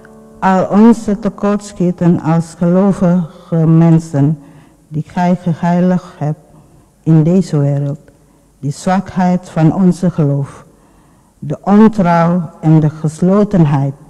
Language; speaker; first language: Dutch; non-native, fluent; Indonesian